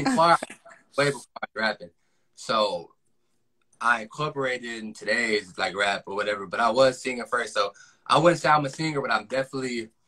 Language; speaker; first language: English; native; English